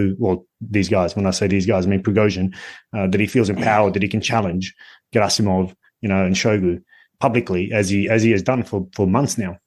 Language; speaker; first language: English; native; English